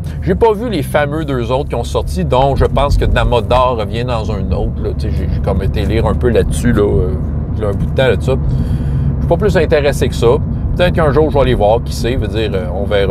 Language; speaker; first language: French; native; French